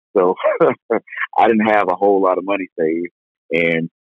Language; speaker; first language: English; native; English